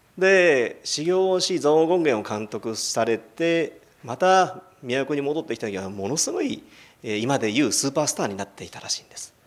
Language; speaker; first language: Japanese; native; Japanese